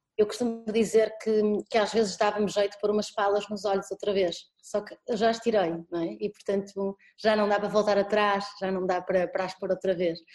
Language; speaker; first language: Portuguese; native; Portuguese